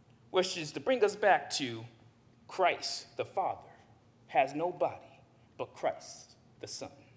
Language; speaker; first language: English; native; English